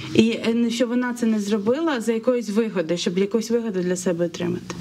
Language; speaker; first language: Ukrainian; native; Ukrainian